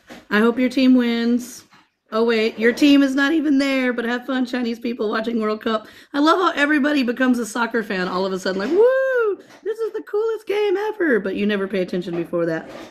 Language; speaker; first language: English; native; English